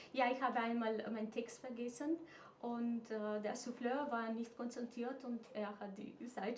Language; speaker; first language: German; non-native, fluent; Macedonian